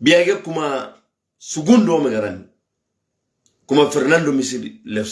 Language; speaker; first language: Portuguese; non-native, local second language; Upper Guinea Crioulo